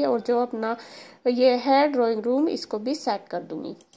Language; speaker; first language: Hindi; native; Hindi